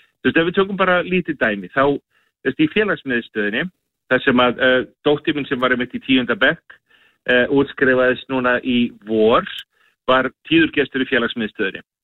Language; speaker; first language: Icelandic; native; Icelandic